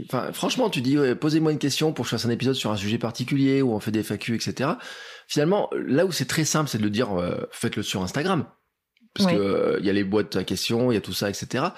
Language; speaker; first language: French; native; French